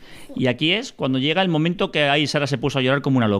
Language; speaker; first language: Spanish; native; Spanish